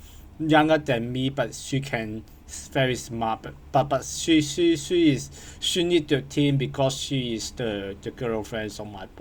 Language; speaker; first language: English; non-native, learner; Cantonese